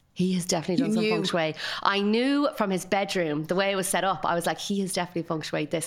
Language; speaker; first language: English; native; English